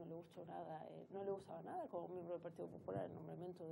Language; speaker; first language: Spanish; native; Spanish